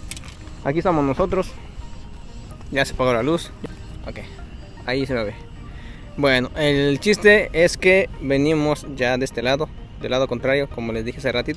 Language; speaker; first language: Spanish; native; Spanish